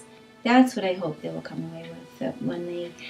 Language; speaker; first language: English; native; English